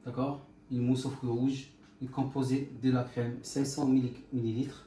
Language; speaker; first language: French; non-native, local second language; Arabic